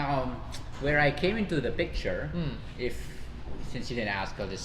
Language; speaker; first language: English; non-native, local second language; Cebuano